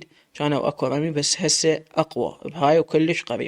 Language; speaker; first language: Arabic; native; Arabic